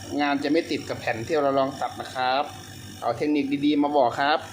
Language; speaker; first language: Thai; native; Thai